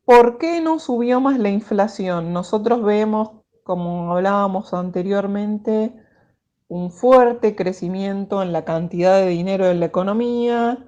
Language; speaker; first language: Spanish; native; Spanish